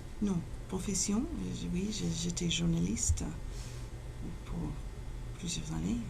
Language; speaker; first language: French; non-native, fluent; English